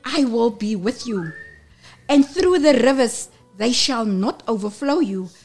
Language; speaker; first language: English; non-native, local second language; Afrikaans